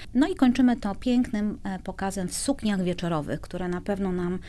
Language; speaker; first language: Polish; native; Polish